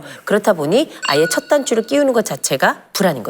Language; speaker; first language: Korean; native; Korean